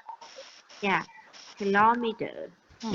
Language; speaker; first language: English; non-native, learner; Vietnamese